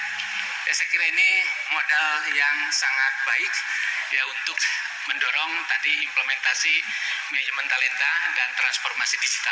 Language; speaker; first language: Indonesian; non-native, local second language; Sundanese